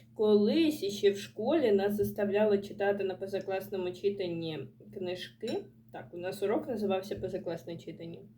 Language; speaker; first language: Ukrainian; non-native, local second language; Russian